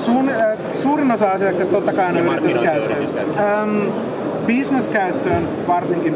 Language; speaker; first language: Finnish; native; Finnish